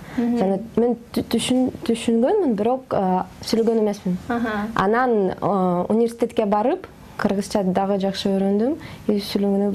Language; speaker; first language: Kyrgyz; non-native, fluent; Russian